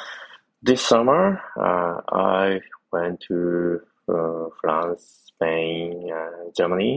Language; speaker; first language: English; non-native, learner; Japanese